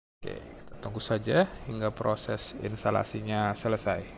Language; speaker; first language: Indonesian; native; Indonesian